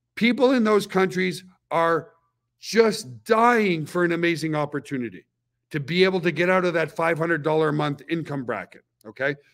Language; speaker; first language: English; native; English